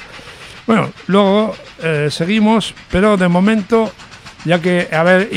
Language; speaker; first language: Spanish; native; Spanish